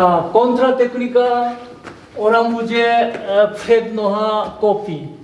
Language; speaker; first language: Czech; non-native, learner; Korean